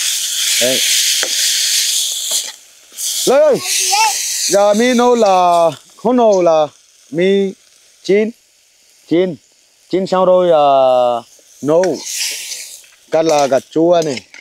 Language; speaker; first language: Vietnamese; non-native, learner; Portuguese